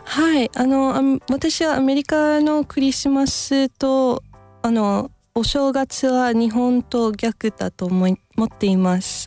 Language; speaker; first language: Japanese; non-native, fluent; English